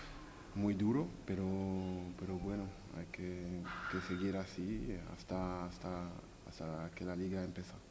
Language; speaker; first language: Spanish; non-native, learner; French